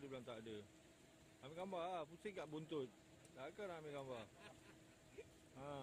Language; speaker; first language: Malay; native; Malay